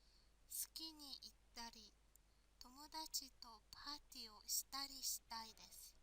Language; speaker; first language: Japanese; non-native, fluent; Mongolian